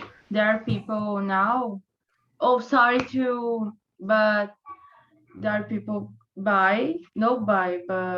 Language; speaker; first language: English; non-native, learner; Portuguese